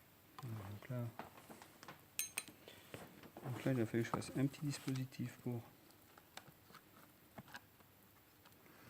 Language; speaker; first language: French; native; French